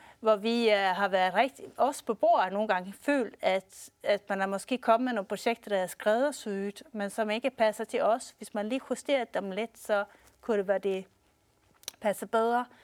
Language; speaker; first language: Danish; early bilingual, heritage; Swedish